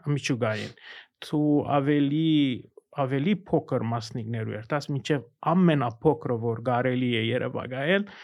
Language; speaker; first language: Armenian; early bilingual, heritage; Armenian